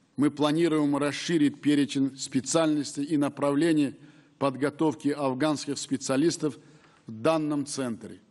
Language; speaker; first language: Russian; non-native, local second language; Uzbek